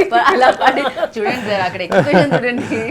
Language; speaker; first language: Telugu; native; Telugu